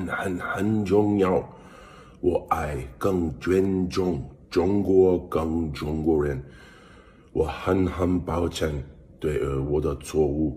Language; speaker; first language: Chinese; non-native, learner; English